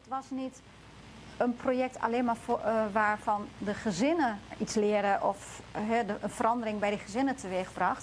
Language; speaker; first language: Dutch; early bilingual, other home language; Turkish